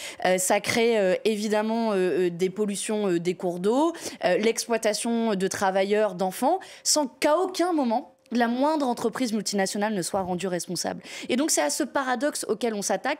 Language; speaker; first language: French; native; French